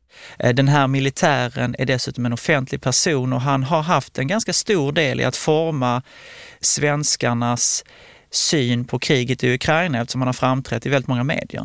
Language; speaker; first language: Swedish; native; Swedish